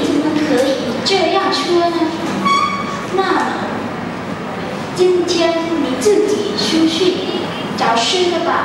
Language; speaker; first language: Chinese; non-native, learner; Thai